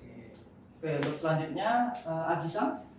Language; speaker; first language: Indonesian; native; Indonesian